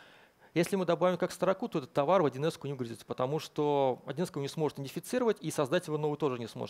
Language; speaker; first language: Russian; native; Russian